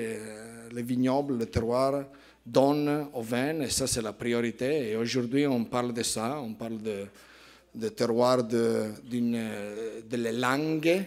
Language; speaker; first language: French; non-native, fluent; Italian